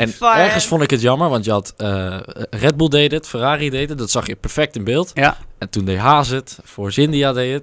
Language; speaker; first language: Dutch; native; Dutch